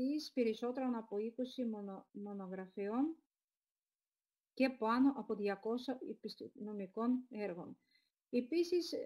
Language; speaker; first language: Greek; non-native, fluent; Russian